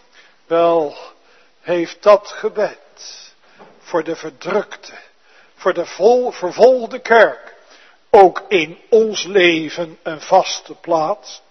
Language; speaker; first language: Dutch; native; Dutch